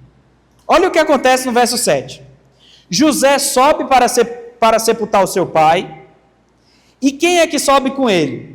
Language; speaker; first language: Portuguese; native; Portuguese